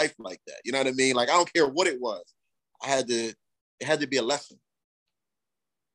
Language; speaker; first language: English; native; English